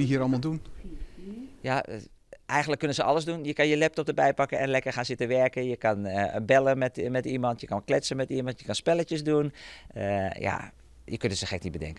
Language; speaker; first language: Dutch; native; Dutch